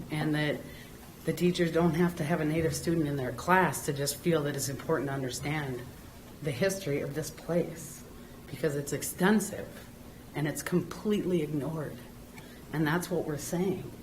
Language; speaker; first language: English; native; English